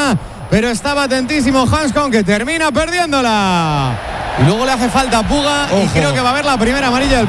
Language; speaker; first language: Spanish; native; Spanish